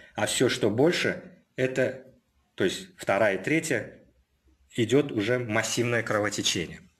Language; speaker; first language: Russian; non-native, local second language; Uzbek